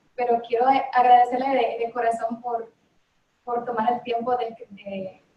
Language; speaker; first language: Spanish; non-native, fluent; English